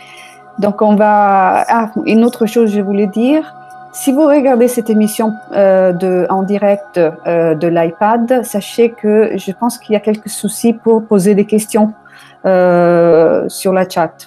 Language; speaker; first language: French; non-native, fluent; Italian